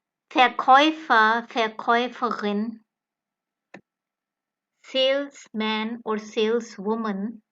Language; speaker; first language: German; non-native, fluent; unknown